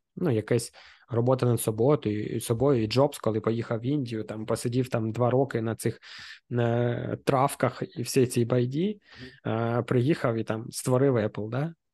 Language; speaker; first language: Ukrainian; non-native, local second language; Russian